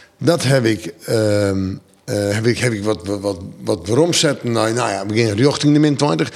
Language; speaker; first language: Dutch; non-native, local second language; Western Frisian